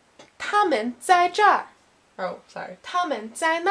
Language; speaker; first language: Chinese; non-native, learner; English